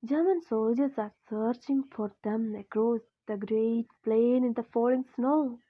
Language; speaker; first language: English; non-native, local second language; Malayalam